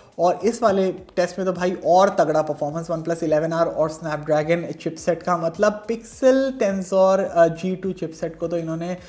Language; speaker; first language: Hindi; native; Hindi